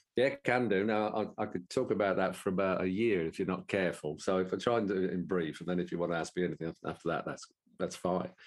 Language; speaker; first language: English; native; English